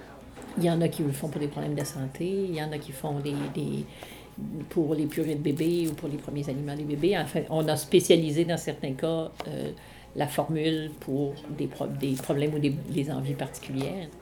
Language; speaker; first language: French; native; French